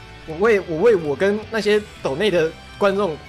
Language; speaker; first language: Chinese; native; Chinese